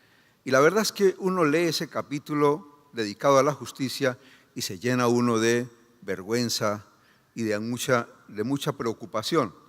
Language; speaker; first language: Spanish; native; Spanish